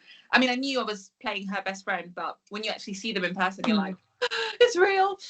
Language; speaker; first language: English; native; English